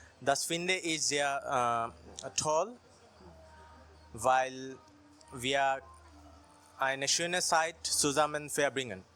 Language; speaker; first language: German; non-native, learner; Bangla